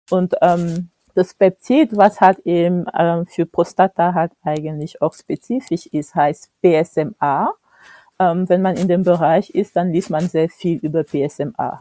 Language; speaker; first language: German; non-native, fluent; French